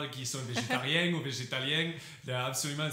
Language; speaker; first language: French; native; French